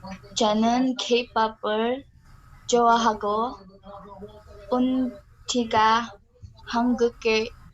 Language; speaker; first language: Korean; non-native, learner; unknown